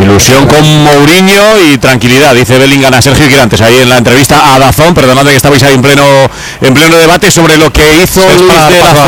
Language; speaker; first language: Spanish; native; Spanish